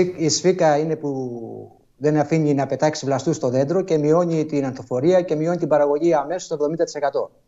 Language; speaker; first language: Greek; native; Greek